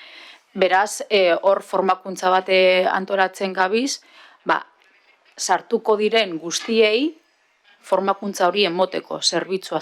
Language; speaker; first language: Basque; native; Basque